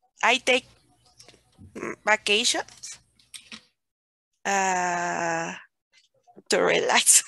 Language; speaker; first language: English; non-native, learner; Spanish